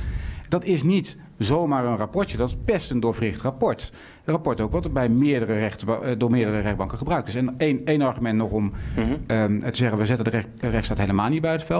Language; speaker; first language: Dutch; native; Dutch